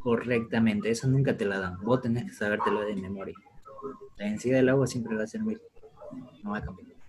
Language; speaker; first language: Spanish; native; Spanish